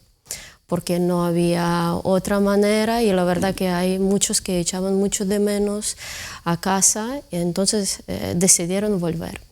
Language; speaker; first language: Spanish; non-native, fluent; Ukrainian